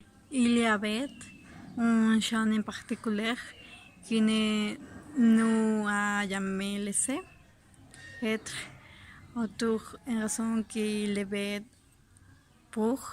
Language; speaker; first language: French; non-native, learner; Spanish